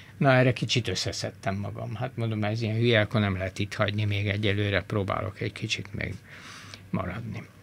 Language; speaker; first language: Hungarian; native; Hungarian